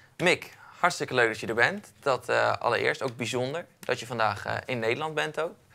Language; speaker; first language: Dutch; native; Dutch